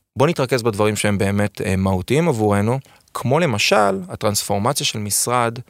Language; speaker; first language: Hebrew; native; Hebrew